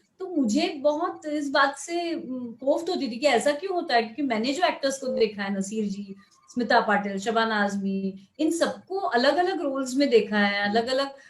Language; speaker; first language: Hindi; non-native, local second language; Marathi